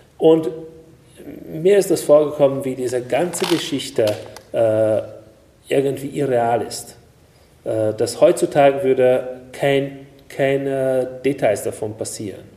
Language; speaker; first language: German; non-native, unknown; Hungarian